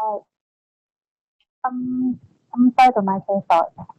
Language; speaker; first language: Cantonese; non-native, learner; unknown